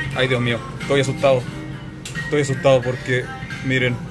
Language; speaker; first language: Spanish; native; Spanish